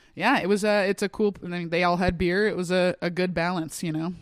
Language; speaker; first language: English; native; English